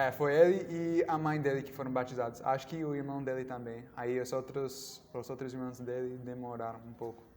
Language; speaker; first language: Portuguese; non-native, learner; English